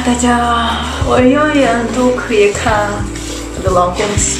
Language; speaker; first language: Chinese; non-native, fluent; Russian